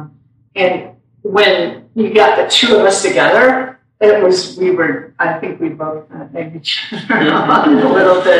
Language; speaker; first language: English; native; English